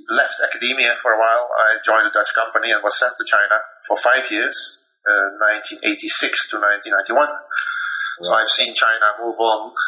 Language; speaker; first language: English; non-native, fluent; Dutch